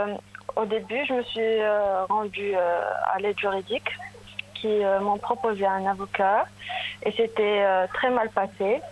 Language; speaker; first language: French; non-native, local second language; Arabic